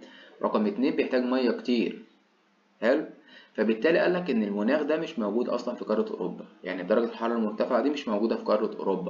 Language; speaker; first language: Arabic; native; Arabic